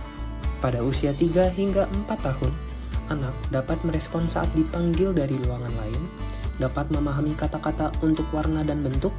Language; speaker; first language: Indonesian; native; Indonesian